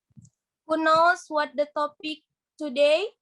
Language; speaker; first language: English; non-native, learner; Indonesian